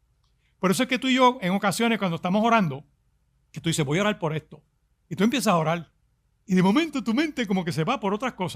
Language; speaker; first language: Spanish; native; Spanish